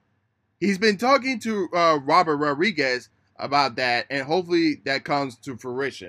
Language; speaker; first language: English; native; English